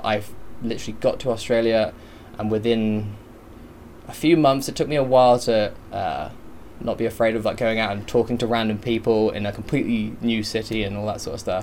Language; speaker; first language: English; native; English